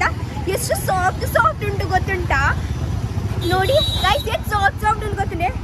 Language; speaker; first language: Kannada; non-native, local second language; Tulu